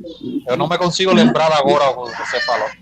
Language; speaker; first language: Portuguese; non-native, learner; Spanish